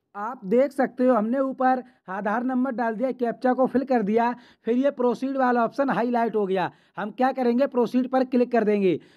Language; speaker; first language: Hindi; native; Hindi